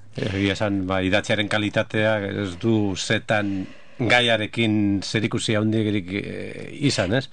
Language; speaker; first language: Basque; native; Basque